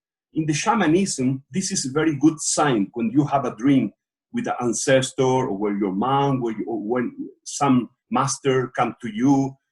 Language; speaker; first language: English; non-native, learner; Portuguese